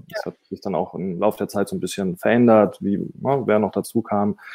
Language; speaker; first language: German; native; German